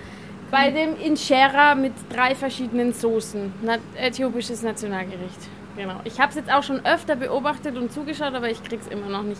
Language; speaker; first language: German; native; German